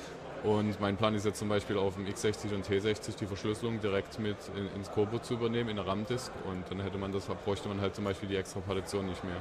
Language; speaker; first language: German; native; German